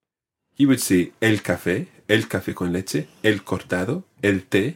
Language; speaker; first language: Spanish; non-native, fluent; English